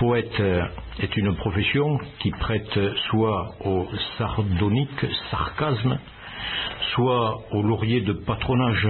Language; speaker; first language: French; native; French